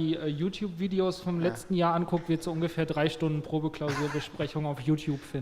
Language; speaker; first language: German; native; German